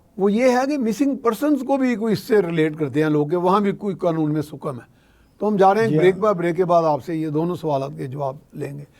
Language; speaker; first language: Urdu; non-native, local second language; Punjabi